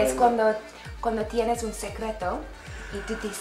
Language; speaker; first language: Spanish; non-native, learner; English